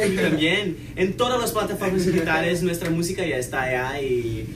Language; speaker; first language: Spanish; non-native, fluent; Portuguese